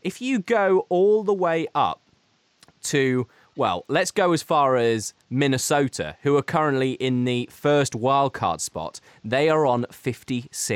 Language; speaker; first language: English; native; English